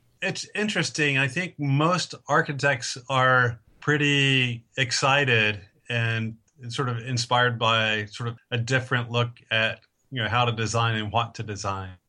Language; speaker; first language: English; native; English